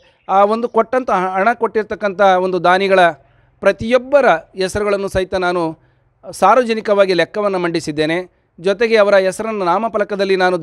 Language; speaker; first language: Kannada; native; Kannada